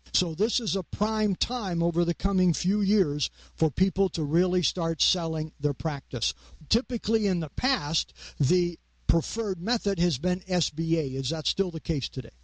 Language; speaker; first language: English; native; English